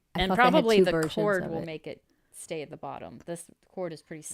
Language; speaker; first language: English; native; English